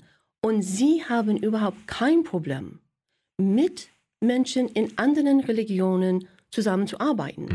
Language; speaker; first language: German; non-native, fluent; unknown